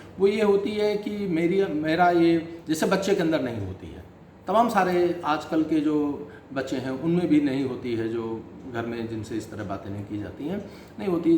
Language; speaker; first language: Hindi; native; Hindi